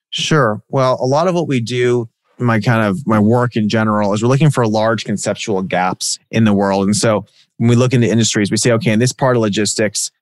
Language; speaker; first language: English; native; English